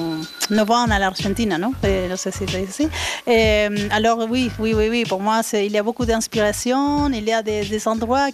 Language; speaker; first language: French; non-native, fluent; Spanish